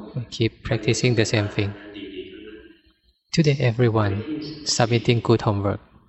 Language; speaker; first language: English; non-native, fluent; Thai